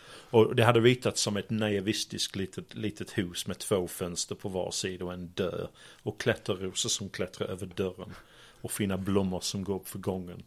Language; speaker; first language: Swedish; non-native, fluent; English